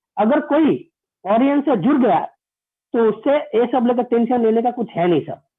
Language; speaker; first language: Hindi; non-native, local second language; Bangla